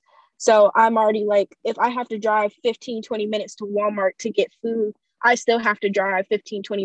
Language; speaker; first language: English; native; English